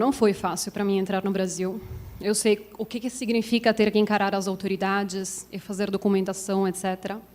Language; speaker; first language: Portuguese; non-native, fluent; Italian